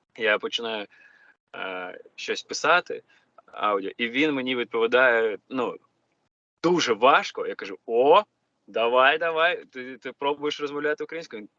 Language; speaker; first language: Ukrainian; non-native, local second language; Russian